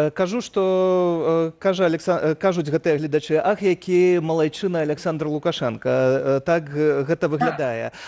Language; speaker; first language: Belarusian; native; Belarusian